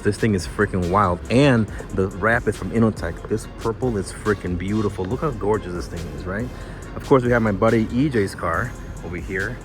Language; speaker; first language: English; native; English